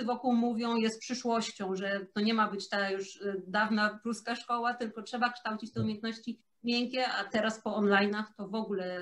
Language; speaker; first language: Polish; native; Polish